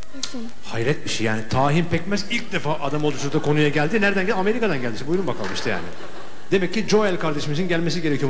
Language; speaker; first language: Turkish; native; Turkish